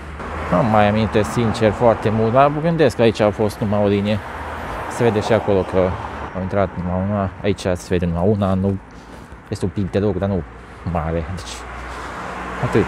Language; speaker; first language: Romanian; non-native, local second language; Hungarian